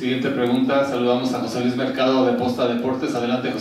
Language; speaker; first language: Spanish; native; Spanish